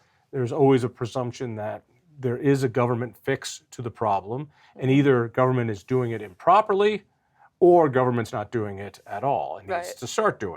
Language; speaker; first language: English; native; English